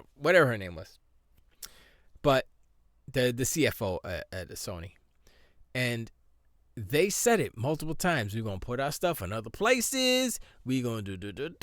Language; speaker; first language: English; native; English